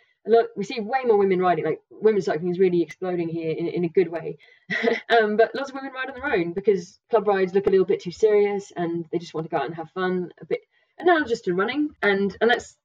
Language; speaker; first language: English; native; English